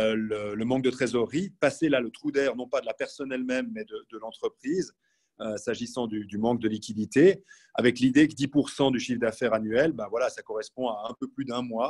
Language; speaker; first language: French; native; French